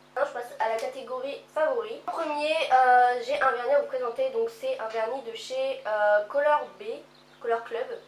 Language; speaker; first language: French; native; French